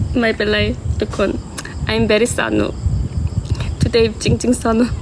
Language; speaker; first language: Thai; non-native, learner; Korean